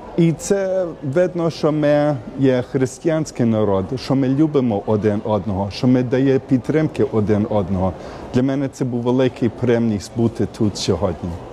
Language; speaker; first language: Ukrainian; early bilingual, heritage; Ukrainian